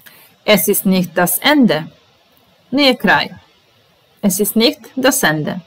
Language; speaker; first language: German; non-native, fluent; Serbian